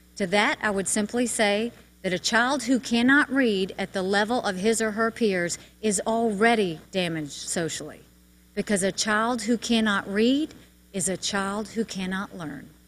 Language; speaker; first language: English; native; English